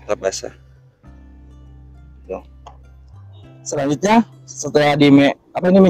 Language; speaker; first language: Indonesian; native; Indonesian